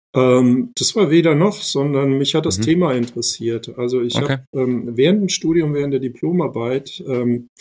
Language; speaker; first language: German; early bilingual, other home language; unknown